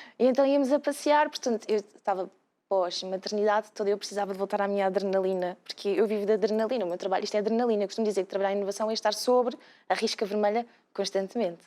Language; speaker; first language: Portuguese; native; Portuguese